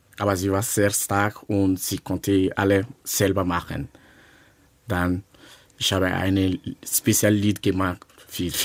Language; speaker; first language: German; non-native, learner; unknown